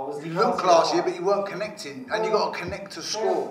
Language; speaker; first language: English; native; English